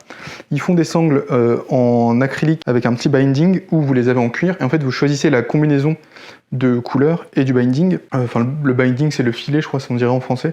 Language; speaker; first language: French; native; French